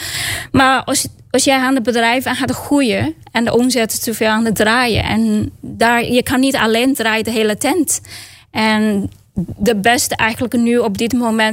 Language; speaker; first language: Dutch; non-native, learner; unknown